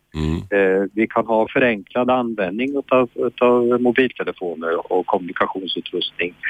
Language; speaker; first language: Swedish; native; Swedish